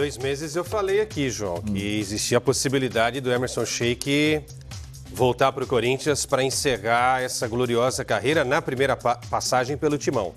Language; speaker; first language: Portuguese; native; Portuguese